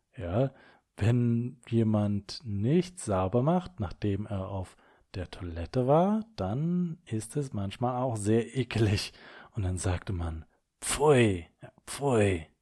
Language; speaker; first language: German; native; German